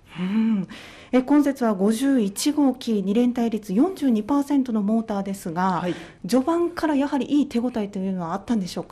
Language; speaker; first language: Japanese; native; Japanese